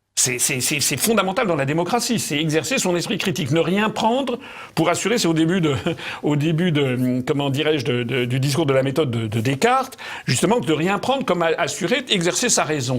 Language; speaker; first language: French; native; French